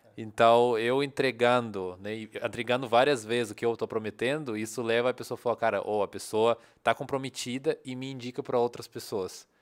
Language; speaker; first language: Portuguese; non-native, fluent; Russian